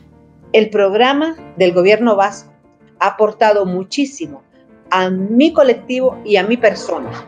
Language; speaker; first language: Spanish; native; Spanish